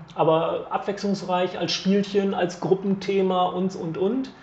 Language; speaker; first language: German; native; German